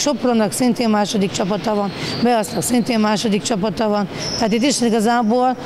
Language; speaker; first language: Hungarian; native; Hungarian